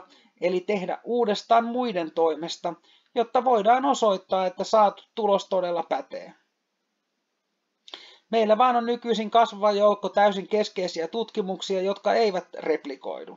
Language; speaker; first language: Finnish; native; Finnish